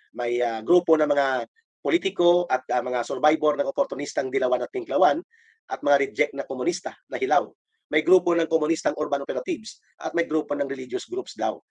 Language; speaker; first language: Filipino; native; Filipino